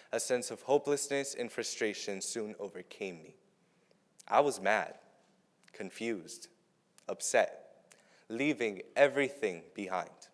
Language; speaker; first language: English; early bilingual, other home language; Spanish